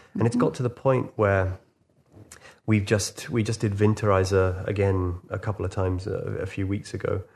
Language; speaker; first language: English; native; English